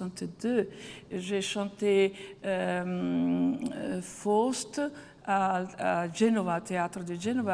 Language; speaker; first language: French; non-native, fluent; Italian